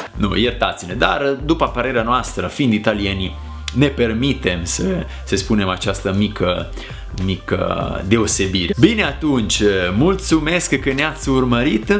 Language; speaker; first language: Romanian; non-native, fluent; Italian